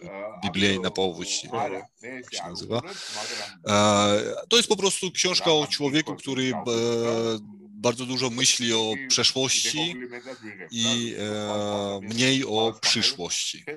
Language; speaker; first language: Polish; non-native, fluent; Georgian